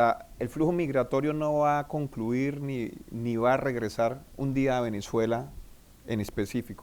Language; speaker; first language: Spanish; native; Spanish